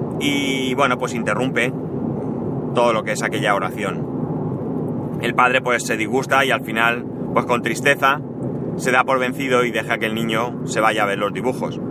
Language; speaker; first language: Spanish; native; Spanish